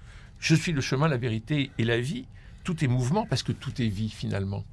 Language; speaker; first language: French; native; French